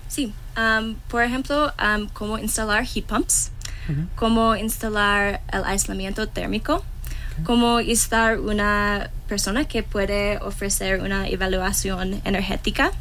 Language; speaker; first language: Spanish; non-native, learner; English